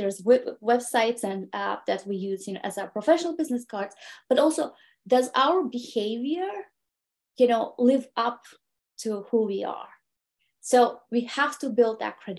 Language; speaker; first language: English; non-native, fluent; Bulgarian